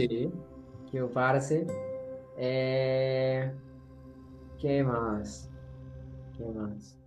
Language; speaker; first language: Spanish; non-native, learner; Japanese